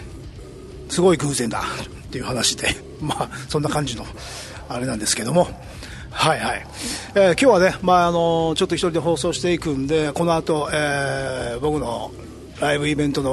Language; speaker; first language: Japanese; native; Japanese